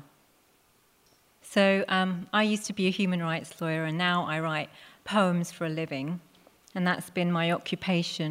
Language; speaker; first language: English; non-native, local second language; Punjabi